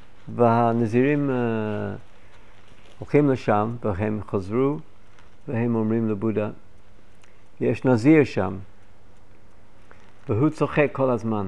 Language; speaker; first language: Hebrew; non-native, fluent; English